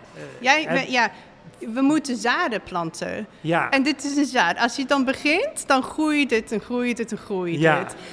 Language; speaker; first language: Dutch; non-native, fluent; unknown